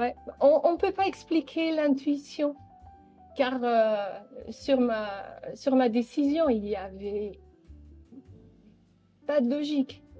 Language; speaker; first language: French; non-native, local second language; Dutch